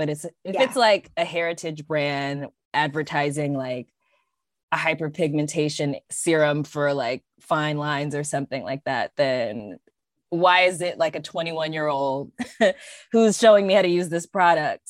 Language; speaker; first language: English; native; English